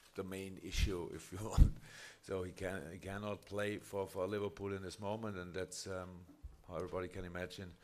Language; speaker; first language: English; non-native, fluent; German